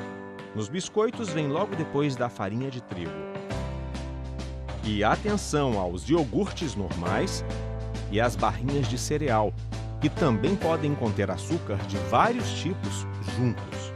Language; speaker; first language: Portuguese; native; Portuguese